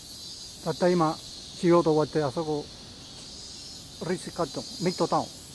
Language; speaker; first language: Japanese; non-native, learner; Spanish